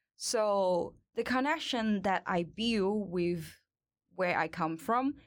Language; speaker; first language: English; non-native, local second language; Cantonese